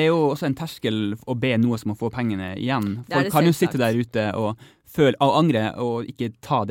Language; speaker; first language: Norwegian; native; Norwegian